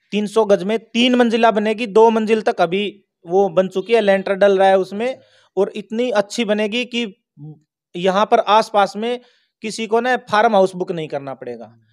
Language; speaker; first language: Hindi; native; Hindi